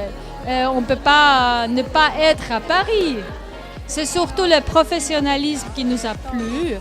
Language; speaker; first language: French; non-native, fluent; Polish